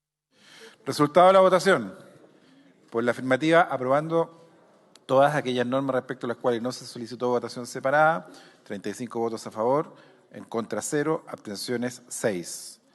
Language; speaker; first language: Spanish; native; Spanish